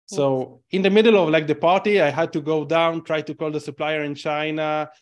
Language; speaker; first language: English; non-native, fluent; Hebrew